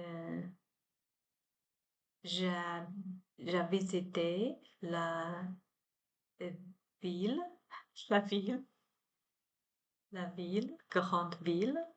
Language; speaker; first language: French; non-native, learner; Chinese